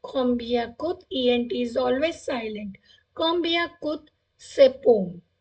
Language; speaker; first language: French; non-native, fluent; Hindi